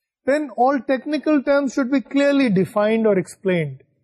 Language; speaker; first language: English; non-native, local second language; Urdu